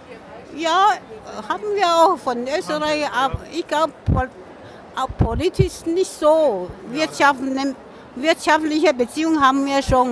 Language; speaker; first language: German; non-native, fluent; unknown